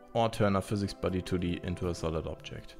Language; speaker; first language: English; non-native, fluent; German